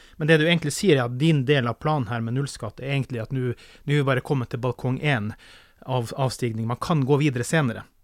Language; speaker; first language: Norwegian; native; Norwegian